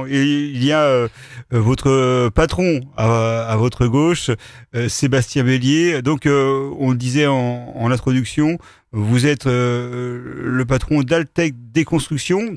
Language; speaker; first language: French; native; French